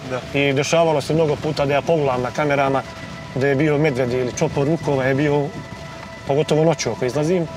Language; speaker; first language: Croatian; native; Croatian